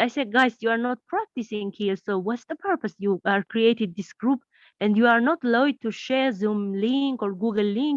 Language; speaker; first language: English; non-native, learner; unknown